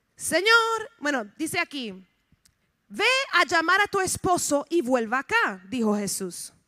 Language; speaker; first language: Spanish; early bilingual, heritage; Spanish